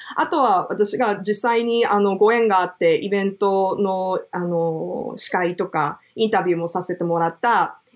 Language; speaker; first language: Japanese; native; Japanese